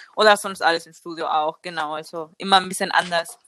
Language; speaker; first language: German; non-native, learner; Spanish